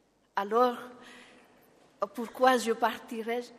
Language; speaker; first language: French; non-native, local second language; Malagasy